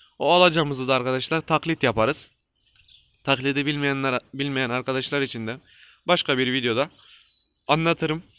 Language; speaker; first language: Turkish; native; Turkish